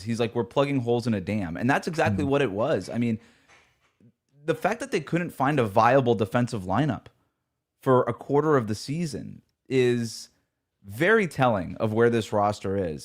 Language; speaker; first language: English; native; English